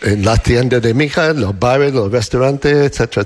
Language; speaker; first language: Spanish; non-native, learner; English